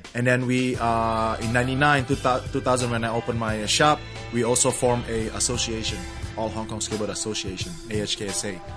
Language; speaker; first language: English; early bilingual, other home language; Indonesian